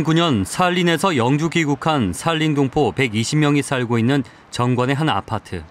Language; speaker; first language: Korean; native; Korean